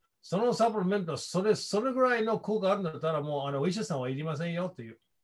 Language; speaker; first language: Japanese; non-native, fluent; English